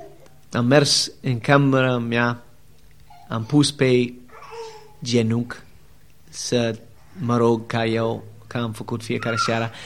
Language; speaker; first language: Romanian; non-native, learner; English